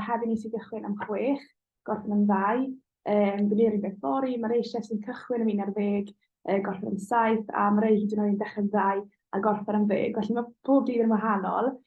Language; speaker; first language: Welsh; native; Welsh